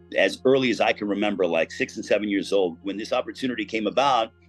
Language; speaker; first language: English; native; English